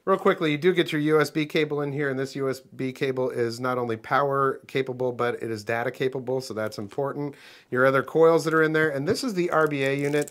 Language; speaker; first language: English; native; English